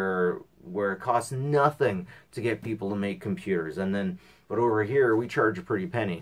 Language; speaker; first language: English; native; English